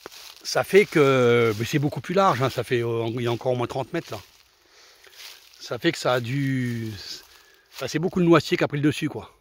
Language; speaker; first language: French; native; French